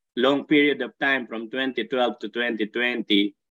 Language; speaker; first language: English; non-native, local second language; Filipino